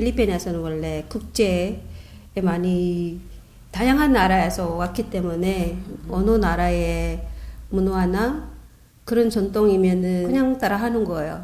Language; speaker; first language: Korean; non-native, fluent; Filipino